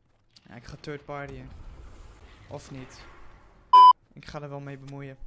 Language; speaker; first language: Dutch; native; Dutch